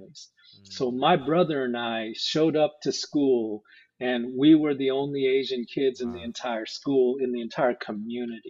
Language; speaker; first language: English; early bilingual, other home language; Korean